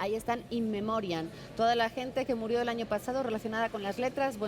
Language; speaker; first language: Spanish; native; Spanish